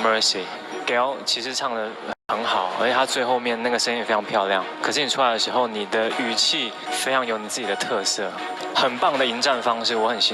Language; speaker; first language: Chinese; native; Chinese